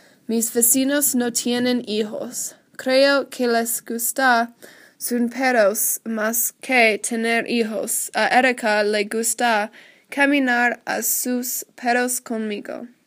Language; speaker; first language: Spanish; non-native, learner; English